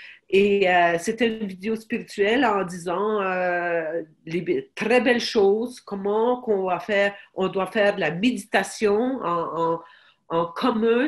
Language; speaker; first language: French; non-native, fluent; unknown